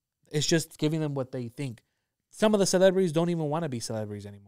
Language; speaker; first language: English; early bilingual, other home language; Spanish